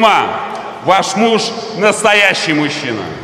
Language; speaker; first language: Russian; native; Russian